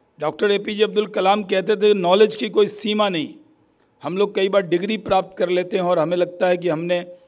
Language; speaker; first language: Hindi; native; Hindi